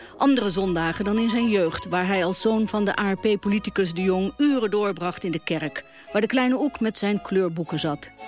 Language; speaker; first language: Dutch; native; Dutch